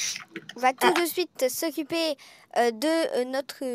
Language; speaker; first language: French; native; French